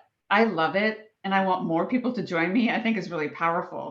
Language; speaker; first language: English; native; English